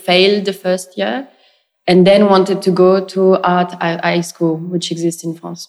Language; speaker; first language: English; non-native, fluent; French